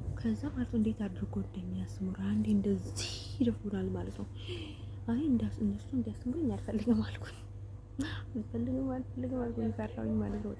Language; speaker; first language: Amharic; native; Amharic